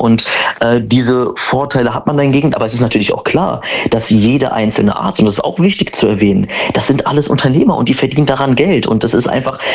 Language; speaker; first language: German; native; German